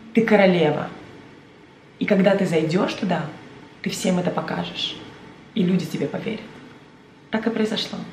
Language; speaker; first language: Russian; native; Russian